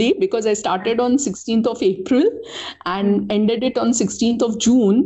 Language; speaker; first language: English; non-native, local second language; Marathi